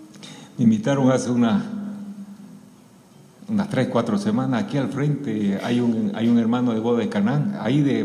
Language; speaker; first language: Spanish; native; Spanish